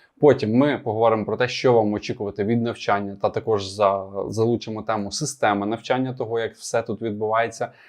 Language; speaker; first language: Ukrainian; non-native, local second language; Russian